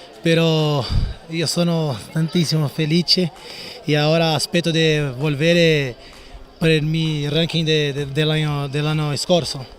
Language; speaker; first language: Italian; non-native, learner; Portuguese